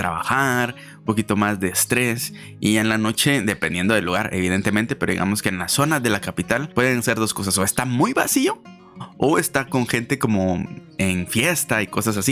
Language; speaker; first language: Spanish; native; Spanish